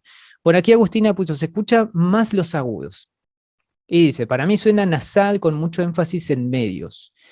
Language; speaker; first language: Spanish; native; Spanish